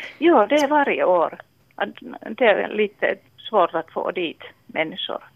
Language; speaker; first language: Swedish; non-native, local second language; Finnish